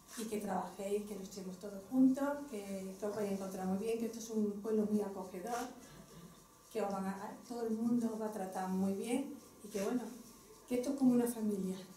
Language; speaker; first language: Spanish; native; Spanish